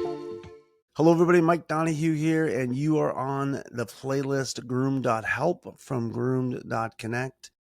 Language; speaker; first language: English; native; English